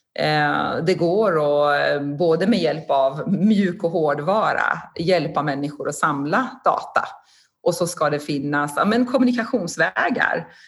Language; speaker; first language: Swedish; non-native, fluent; Persian